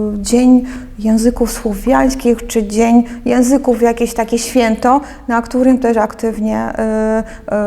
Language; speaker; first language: Polish; early bilingual, other home language; Russian